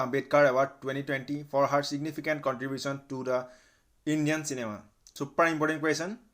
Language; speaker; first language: English; non-native, local second language; Assamese